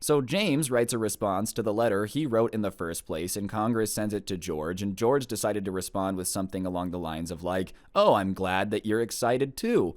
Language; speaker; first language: English; native; English